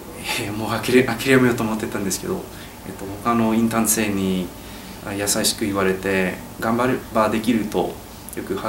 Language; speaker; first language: Japanese; non-native, learner; English